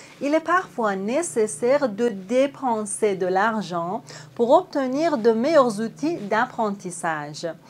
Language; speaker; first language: French; non-native, fluent; Persian